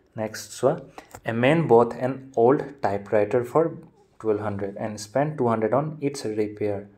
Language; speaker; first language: English; non-native, local second language; Assamese